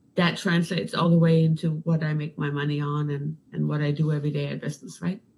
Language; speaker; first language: English; non-native, fluent; Danish